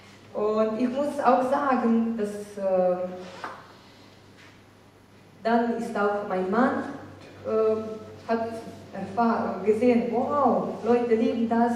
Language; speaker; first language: German; non-native, fluent; Slovenian